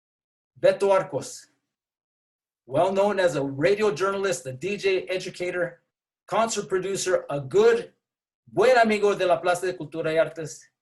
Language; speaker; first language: Spanish; early bilingual, heritage; English